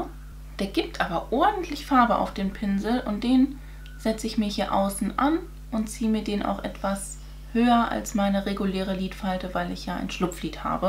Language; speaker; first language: German; native; German